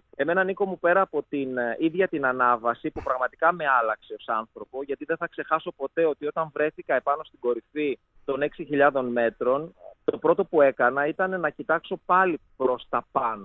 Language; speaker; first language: Greek; native; Greek